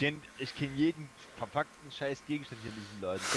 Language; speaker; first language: German; native; German